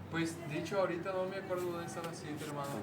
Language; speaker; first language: Spanish; native; Spanish